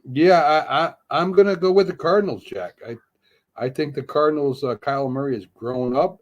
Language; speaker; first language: English; native; English